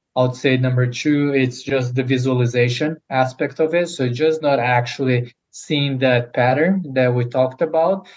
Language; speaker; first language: English; non-native, fluent; Portuguese